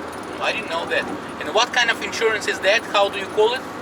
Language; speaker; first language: English; non-native, fluent; Russian